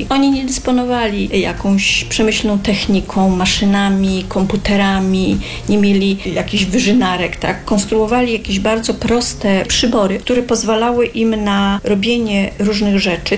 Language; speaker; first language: Polish; native; Polish